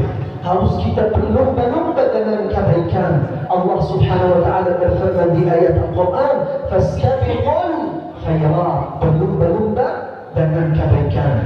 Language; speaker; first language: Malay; non-native, fluent; Arabic